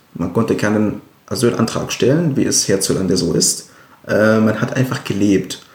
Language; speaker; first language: German; non-native, fluent; Arabic